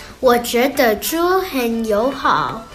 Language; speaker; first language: Chinese; early bilingual, heritage; Chinese